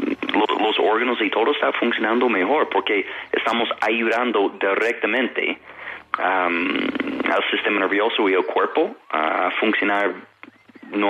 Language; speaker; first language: Spanish; non-native, fluent; English